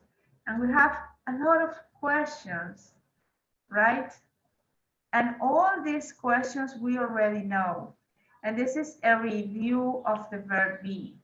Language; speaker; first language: English; non-native, fluent; Spanish